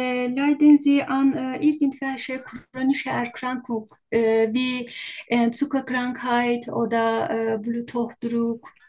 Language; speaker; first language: German; non-native, learner; Turkish